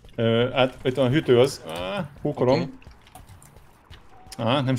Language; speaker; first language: Hungarian; native; Hungarian